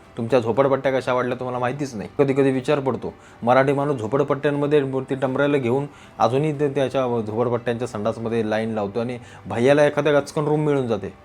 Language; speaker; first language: Marathi; native; Marathi